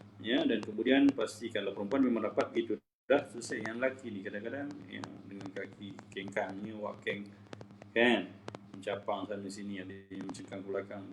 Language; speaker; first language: Malay; native; Malay